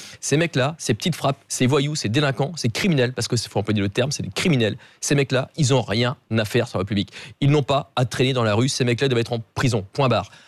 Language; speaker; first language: French; native; French